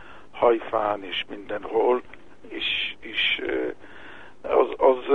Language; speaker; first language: Hungarian; early bilingual, heritage; Hebrew